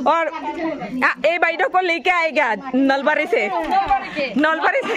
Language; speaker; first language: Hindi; non-native, local second language; Bangla